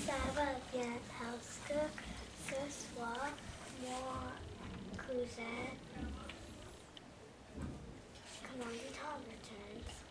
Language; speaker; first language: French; non-native, learner; English